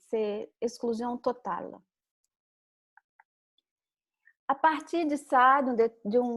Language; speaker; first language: French; non-native, learner; Portuguese